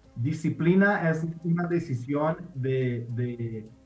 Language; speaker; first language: Spanish; non-native, fluent; Portuguese